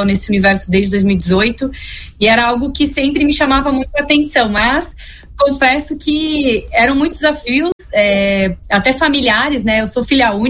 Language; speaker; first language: Portuguese; native; Portuguese